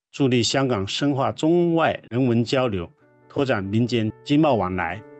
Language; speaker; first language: Chinese; non-native, local second language; Hakka Chinese